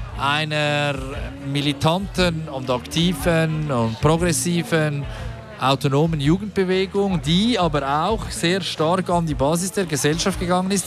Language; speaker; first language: German; native; German